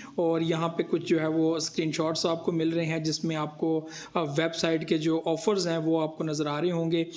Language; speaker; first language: Urdu; non-native, local second language; Punjabi